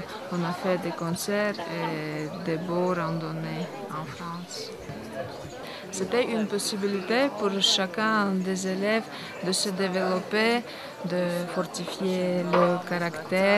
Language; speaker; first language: French; non-native, fluent; Latvian